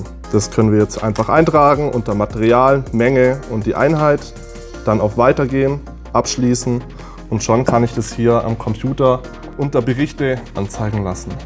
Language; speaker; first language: German; native; German